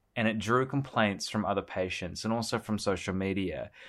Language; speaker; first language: English; native; English